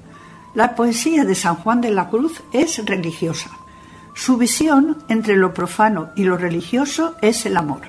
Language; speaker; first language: Spanish; native; Spanish